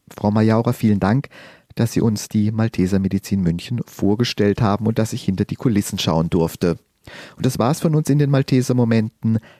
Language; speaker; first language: German; native; German